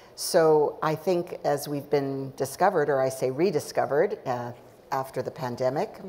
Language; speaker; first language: English; native; English